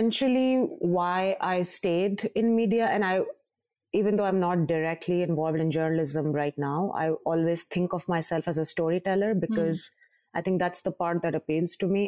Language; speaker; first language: English; non-native, local second language; Urdu